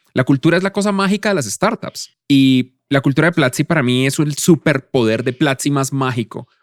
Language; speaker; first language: Spanish; native; Spanish